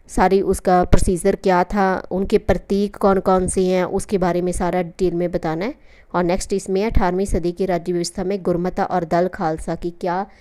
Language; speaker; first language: Hindi; non-native, local second language; Punjabi